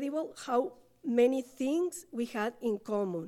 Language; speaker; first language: English; non-native, learner; Spanish